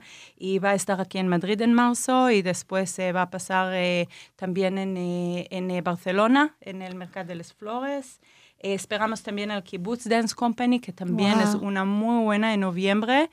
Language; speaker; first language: Spanish; non-native, fluent; Hebrew